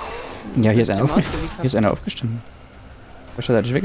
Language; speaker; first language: German; native; German